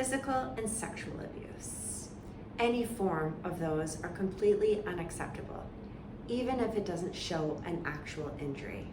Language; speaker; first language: English; native; English